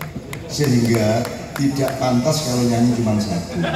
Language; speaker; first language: Indonesian; native; Indonesian